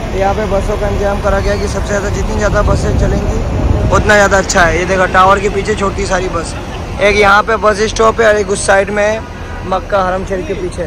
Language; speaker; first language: Hindi; native; Hindi